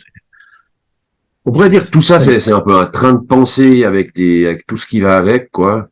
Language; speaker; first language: French; native; French